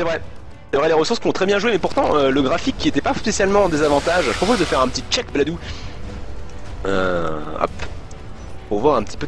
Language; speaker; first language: French; native; French